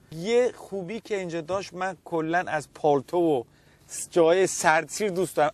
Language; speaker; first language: Persian; native; Persian